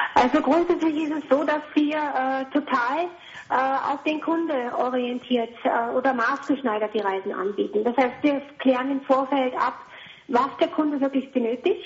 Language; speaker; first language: German; native; German